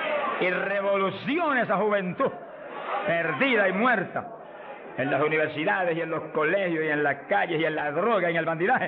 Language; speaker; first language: Spanish; native; Spanish